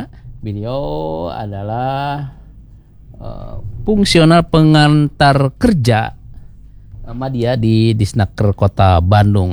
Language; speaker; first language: Indonesian; non-native, local second language; Sundanese